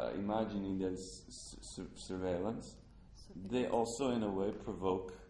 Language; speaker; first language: Italian; non-native, learner; English